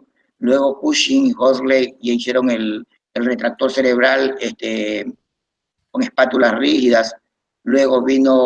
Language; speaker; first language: Spanish; native; Spanish